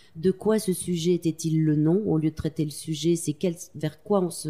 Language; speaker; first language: French; native; French